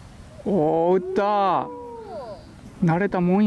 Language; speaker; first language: Japanese; native; Japanese